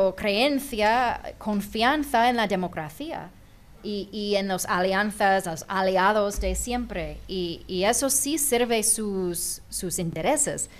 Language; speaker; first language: Spanish; non-native, fluent; English